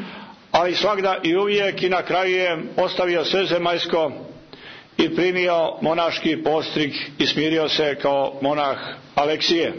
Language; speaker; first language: Croatian; native; Croatian